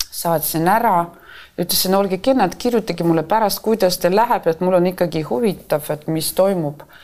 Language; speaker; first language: Estonian; non-native, local second language; Russian